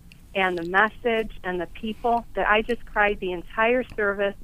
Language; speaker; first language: English; native; English